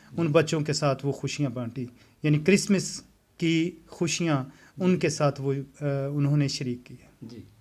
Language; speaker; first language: Urdu; non-native, local second language; Punjabi